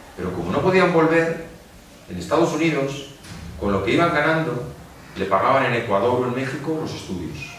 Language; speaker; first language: Spanish; native; Spanish